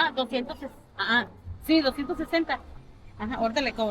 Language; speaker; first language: Spanish; native; Spanish